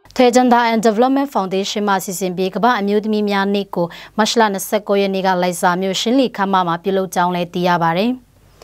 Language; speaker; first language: Burmese; non-native, local second language; Kachin